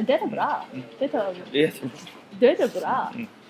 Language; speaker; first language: Swedish; non-native, learner; English